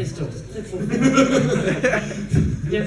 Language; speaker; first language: French; non-native, fluent; English